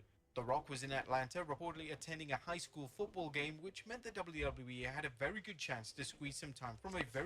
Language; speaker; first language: English; native; English